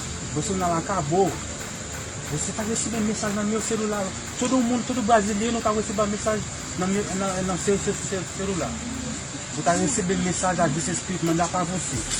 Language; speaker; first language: Portuguese; non-native, learner; Haitian Creole